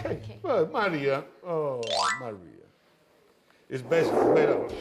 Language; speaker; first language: English; non-native, learner; Italian